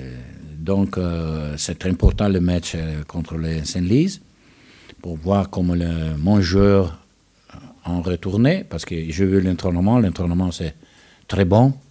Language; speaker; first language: French; non-native, learner; Italian